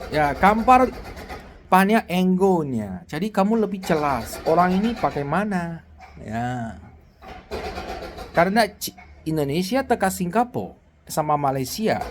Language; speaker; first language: Indonesian; non-native, learner; Chinese